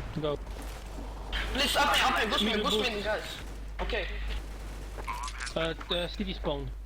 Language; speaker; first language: English; non-native, learner; Polish